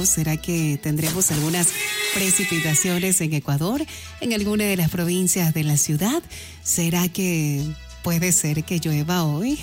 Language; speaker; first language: Spanish; native; Spanish